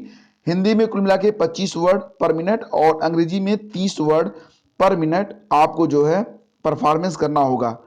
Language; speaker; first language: Hindi; native; Hindi